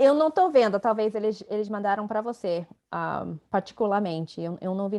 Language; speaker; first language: Portuguese; non-native, fluent; English